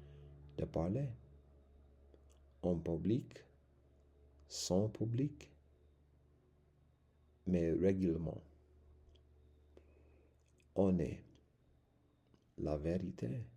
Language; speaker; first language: French; non-native, learner; English